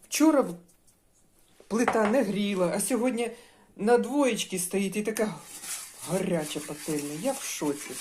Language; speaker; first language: Ukrainian; non-native, local second language; Russian